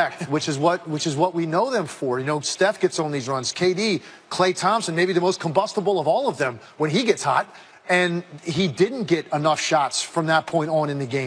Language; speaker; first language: English; native; English